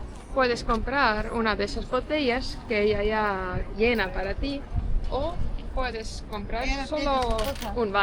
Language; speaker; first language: Spanish; non-native, fluent; Estonian